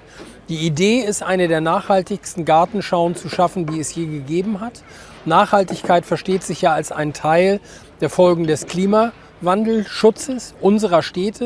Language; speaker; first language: German; native; German